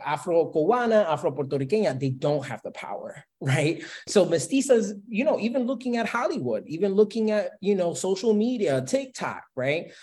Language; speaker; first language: English; early bilingual, other home language; Spanish